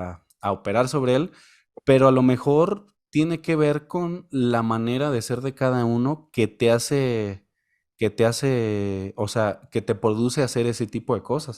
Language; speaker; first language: Spanish; native; Spanish